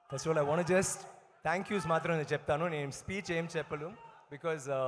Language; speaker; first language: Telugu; non-native, learner; Tamil